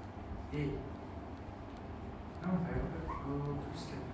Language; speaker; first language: French; non-native, fluent; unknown